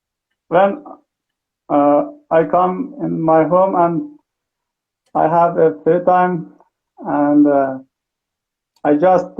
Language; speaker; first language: English; non-native, learner; Persian